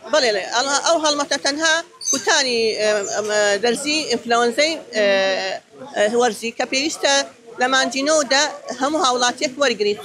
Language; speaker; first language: Central Kurdish; native; Central Kurdish